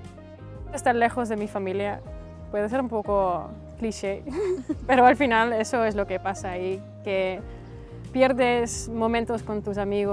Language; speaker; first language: Spanish; non-native, fluent; Dutch